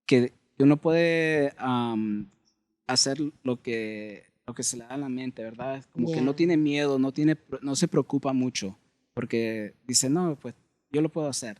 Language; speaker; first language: Spanish; early bilingual, heritage; Spanish